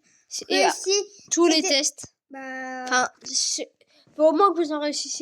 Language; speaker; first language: French; native; French